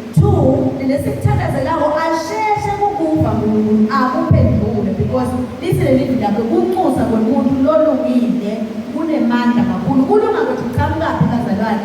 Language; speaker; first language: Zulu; non-native, local second language; Swati